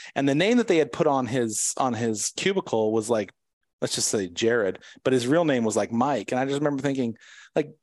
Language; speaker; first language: English; native; English